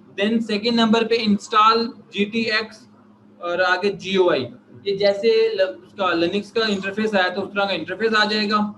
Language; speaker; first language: Urdu; native; Urdu